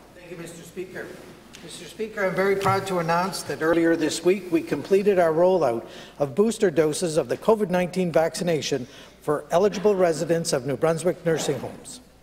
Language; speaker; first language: English; native; English